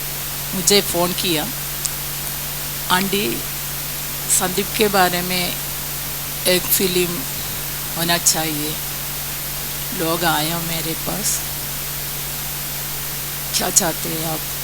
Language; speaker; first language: Hindi; non-native, local second language; Malayalam